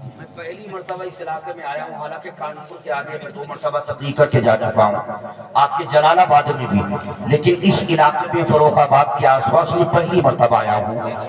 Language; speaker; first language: Urdu; native; Urdu